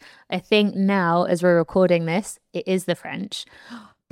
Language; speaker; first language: English; native; English